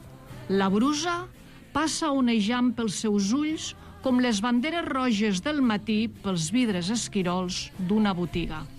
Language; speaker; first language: Catalan; native; Catalan